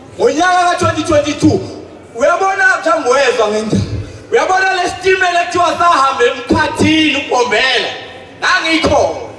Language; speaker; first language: Zulu; native; Zulu